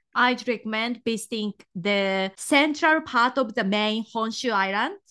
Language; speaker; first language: English; non-native, fluent; Japanese